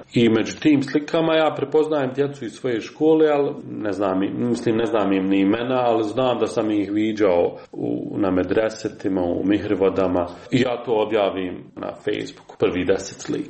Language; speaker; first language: Serbian; native; Serbian